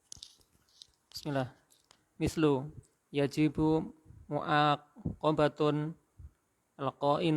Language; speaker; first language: Arabic; non-native, learner; Indonesian